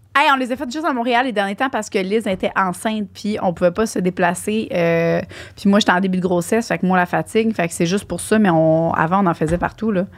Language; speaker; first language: French; native; French